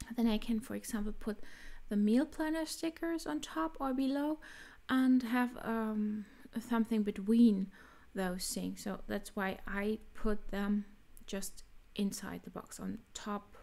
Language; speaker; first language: English; non-native, fluent; German